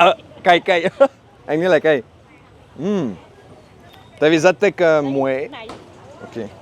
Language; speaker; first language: Vietnamese; non-native, learner; French